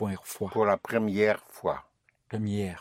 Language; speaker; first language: French; non-native, learner; English